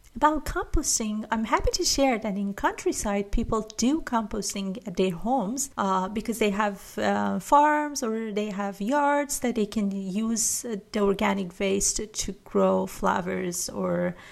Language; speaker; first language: English; non-native, fluent; Persian